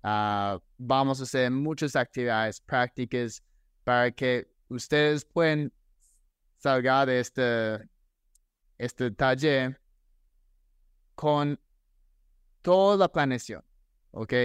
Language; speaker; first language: Spanish; non-native, fluent; English